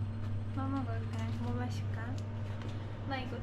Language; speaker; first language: Korean; non-native, fluent; Turkish